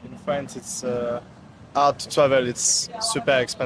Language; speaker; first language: English; non-native, learner; French